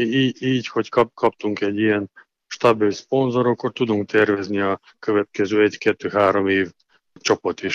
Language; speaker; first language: Hungarian; non-native, learner; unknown